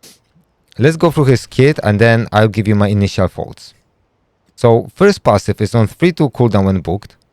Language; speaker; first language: English; non-native, fluent; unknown